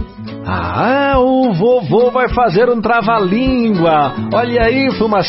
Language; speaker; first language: Portuguese; native; Portuguese